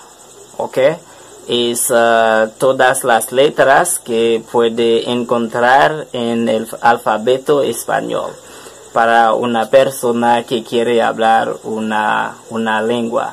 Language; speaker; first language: Spanish; non-native, learner; French